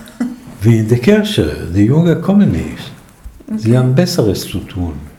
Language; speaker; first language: German; non-native, fluent; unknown